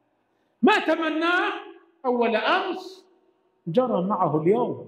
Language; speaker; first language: Arabic; native; Arabic